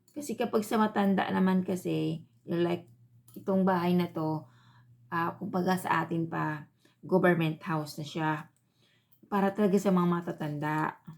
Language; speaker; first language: Filipino; native; Filipino